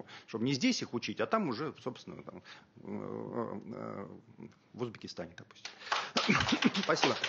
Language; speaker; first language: Russian; native; Russian